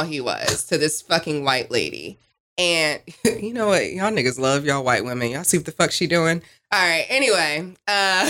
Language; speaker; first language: English; native; English